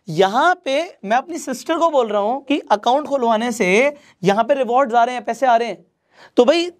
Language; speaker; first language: Hindi; non-native, local second language; Marathi